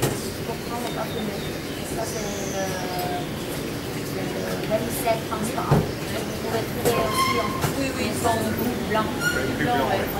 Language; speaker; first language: French; non-native, fluent; Vietnamese